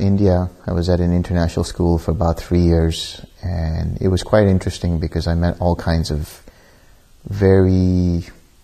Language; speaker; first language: English; native; English